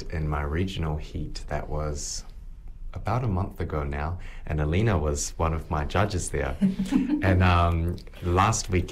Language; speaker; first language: English; native; English